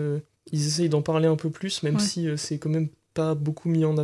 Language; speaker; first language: French; native; French